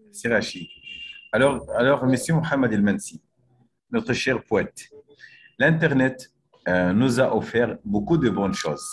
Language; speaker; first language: French; non-native, fluent; Arabic